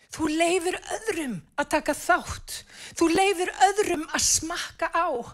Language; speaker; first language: Icelandic; native; Icelandic